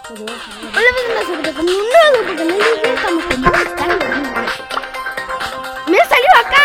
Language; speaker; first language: Spanish; native; Spanish